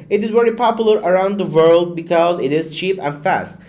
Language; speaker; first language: English; non-native, fluent; Turkish